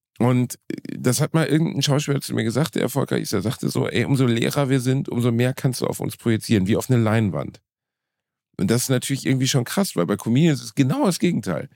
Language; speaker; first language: German; native; German